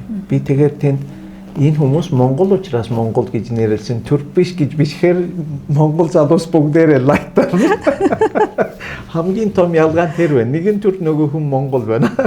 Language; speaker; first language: Mongolian; non-native, fluent; Turkish